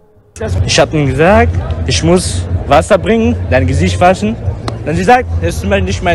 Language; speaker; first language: German; non-native, learner; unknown